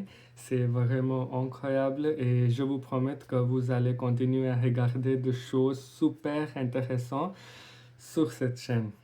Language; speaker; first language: French; non-native, learner; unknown